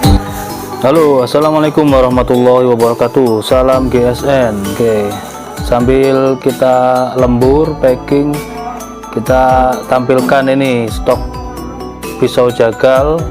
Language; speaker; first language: Indonesian; native; Indonesian